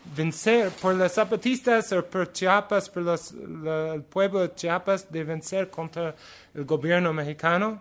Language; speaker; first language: Spanish; non-native, learner; English